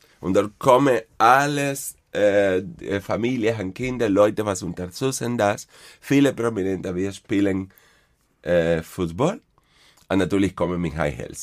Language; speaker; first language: German; non-native, fluent; Spanish